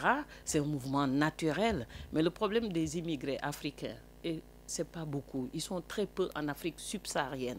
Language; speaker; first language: French; non-native, local second language; Wolof